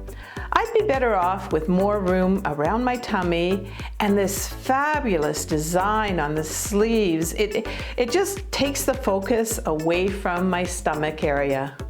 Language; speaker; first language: English; native; English